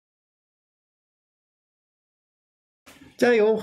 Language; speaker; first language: Chinese; non-native, learner; English